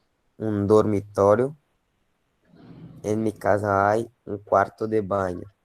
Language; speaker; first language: Spanish; non-native, learner; Portuguese